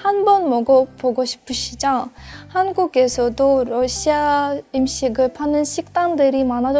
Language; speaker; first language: Korean; non-native, fluent; Russian